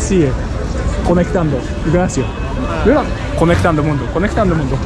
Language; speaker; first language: Spanish; non-native, learner; Japanese